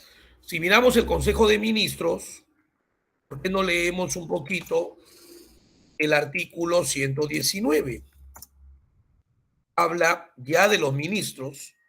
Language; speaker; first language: Spanish; native; Spanish